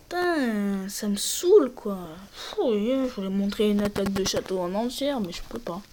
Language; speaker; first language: French; native; French